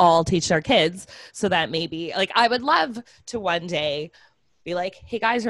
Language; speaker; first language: English; native; English